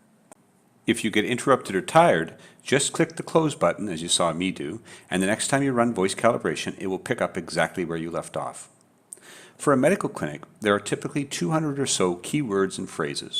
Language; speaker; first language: English; native; English